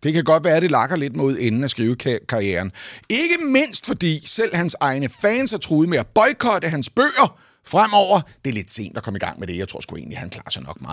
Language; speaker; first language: Danish; native; Danish